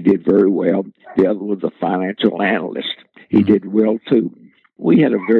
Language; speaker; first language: English; native; English